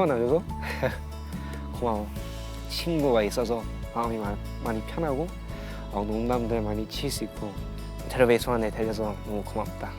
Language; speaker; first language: Korean; early bilingual, heritage; English